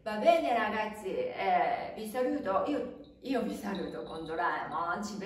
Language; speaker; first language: Italian; non-native, fluent; Japanese